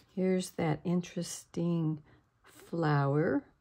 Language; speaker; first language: English; native; English